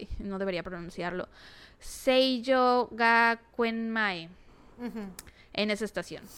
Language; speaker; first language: Spanish; native; Spanish